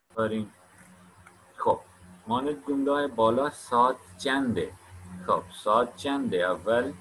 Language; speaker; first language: Persian; non-native, fluent; Urdu